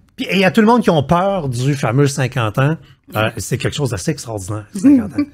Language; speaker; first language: French; native; French